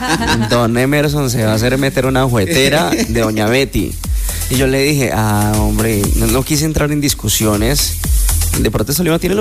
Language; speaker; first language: Spanish; native; Spanish